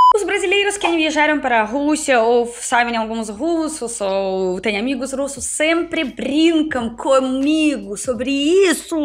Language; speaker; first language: Portuguese; non-native, learner; Russian